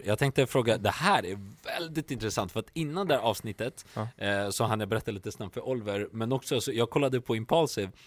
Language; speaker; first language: Swedish; early bilingual, other home language; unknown